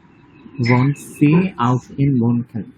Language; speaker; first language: German; non-native, learner; Bangla